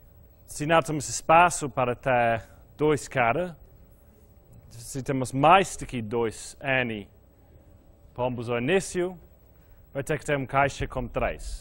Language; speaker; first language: Portuguese; non-native, fluent; English